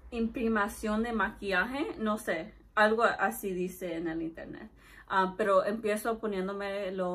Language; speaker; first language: Spanish; early bilingual, heritage; Spanish